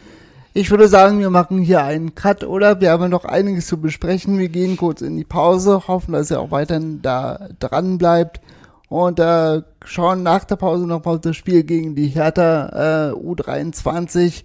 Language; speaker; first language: German; native; German